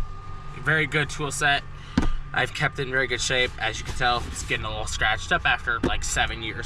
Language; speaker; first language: English; native; English